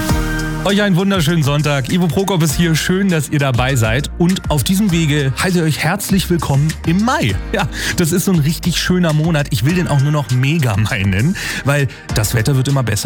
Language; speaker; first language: German; native; German